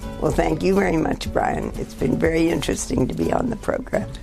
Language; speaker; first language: English; native; English